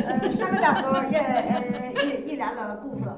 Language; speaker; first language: French; non-native, learner; Chinese